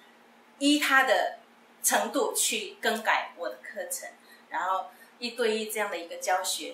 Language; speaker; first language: Chinese; non-native, local second language; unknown